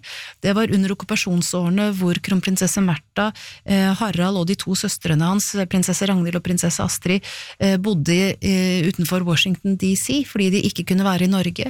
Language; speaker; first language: Norwegian; native; Norwegian